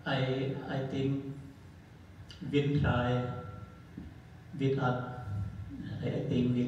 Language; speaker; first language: English; non-native, learner; Thai